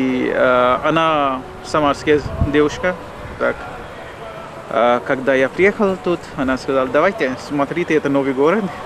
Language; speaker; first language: Russian; non-native, learner; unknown